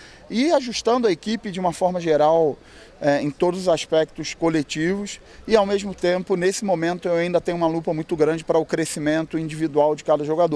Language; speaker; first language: Portuguese; native; Portuguese